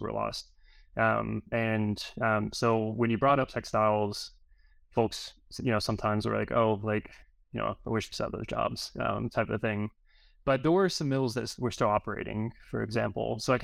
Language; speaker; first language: English; native; English